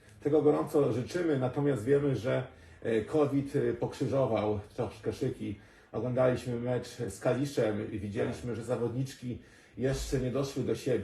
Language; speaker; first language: Polish; native; Polish